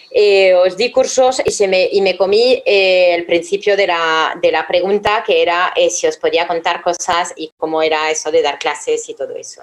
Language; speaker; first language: Spanish; non-native, fluent; French